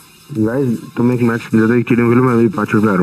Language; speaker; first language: Hindi; native; Hindi